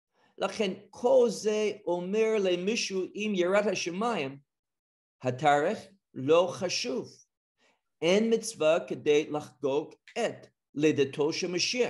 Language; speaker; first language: Hebrew; non-native, fluent; English